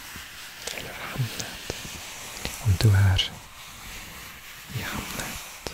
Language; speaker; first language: Swedish; non-native, learner; English